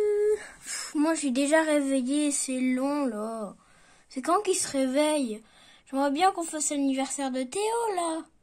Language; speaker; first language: French; native; French